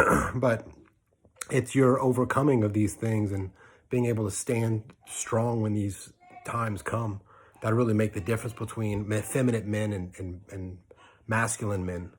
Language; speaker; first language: English; native; English